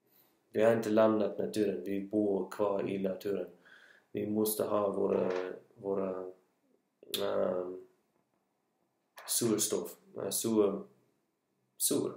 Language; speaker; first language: Swedish; non-native, learner; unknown